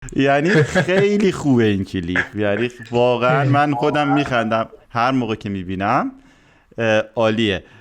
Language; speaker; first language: Persian; native; Persian